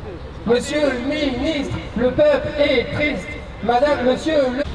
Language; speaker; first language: French; native; French